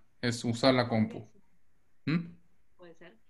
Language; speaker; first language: Spanish; non-native, fluent; Korean